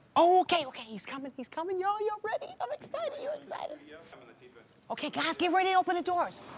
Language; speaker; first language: English; native; English